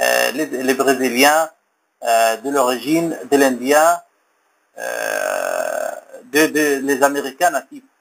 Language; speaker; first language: French; non-native, learner; Arabic